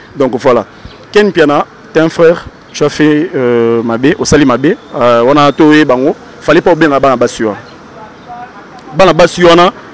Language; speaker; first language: Lingala; native; Lingala